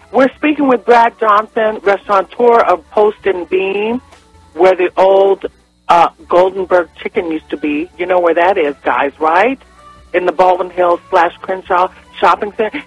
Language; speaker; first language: English; native; English